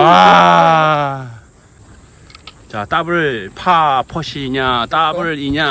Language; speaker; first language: Korean; native; Korean